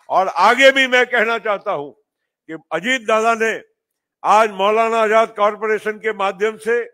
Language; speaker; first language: Hindi; non-native, local second language; Marathi